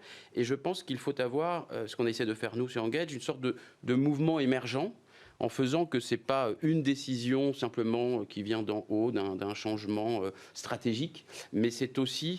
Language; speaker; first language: French; native; French